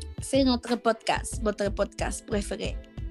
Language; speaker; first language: French; non-native, learner; Spanish